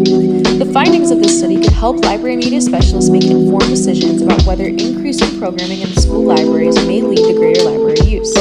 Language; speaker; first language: English; native; English